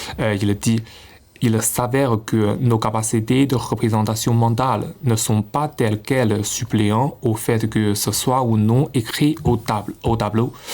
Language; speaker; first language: French; non-native, fluent; Chinese